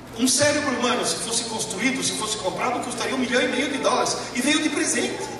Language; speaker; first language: Portuguese; early bilingual, other home language; Italian